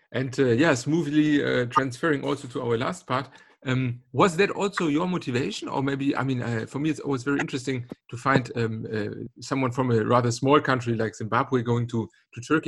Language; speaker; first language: English; non-native, fluent; German